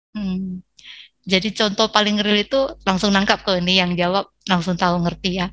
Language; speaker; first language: Indonesian; native; Indonesian